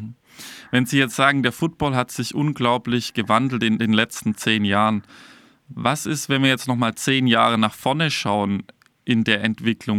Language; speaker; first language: German; native; German